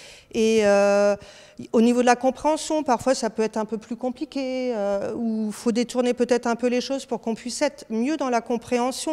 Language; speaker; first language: French; native; French